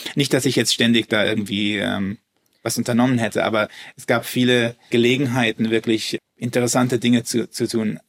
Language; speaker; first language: German; early bilingual, heritage; German